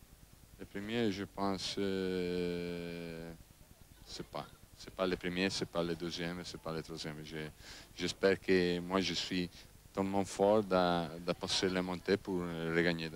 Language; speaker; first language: French; non-native, learner; Italian